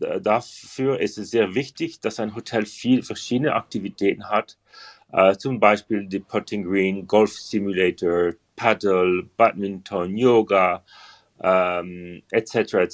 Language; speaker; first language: German; non-native, learner; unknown